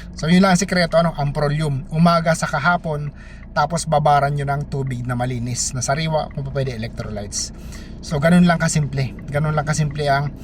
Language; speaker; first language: Filipino; non-native, local second language; Bikol